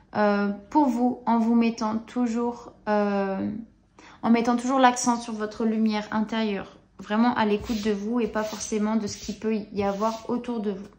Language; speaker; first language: French; native; French